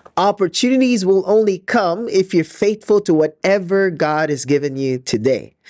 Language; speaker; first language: English; non-native, local second language; Filipino